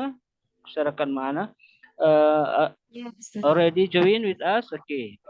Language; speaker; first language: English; non-native, learner; Indonesian